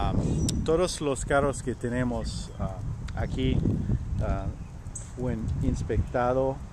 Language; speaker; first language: Spanish; non-native, learner; French